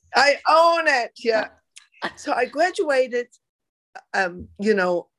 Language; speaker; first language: English; non-native, fluent; Arabic